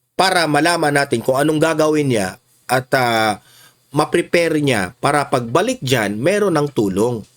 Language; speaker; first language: Filipino; non-native, local second language; Cebuano